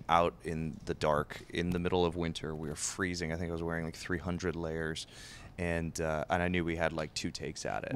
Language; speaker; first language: English; native; English